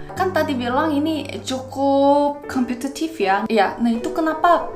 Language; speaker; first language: Indonesian; non-native, fluent; Korean